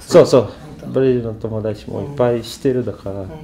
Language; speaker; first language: Japanese; non-native, learner; Portuguese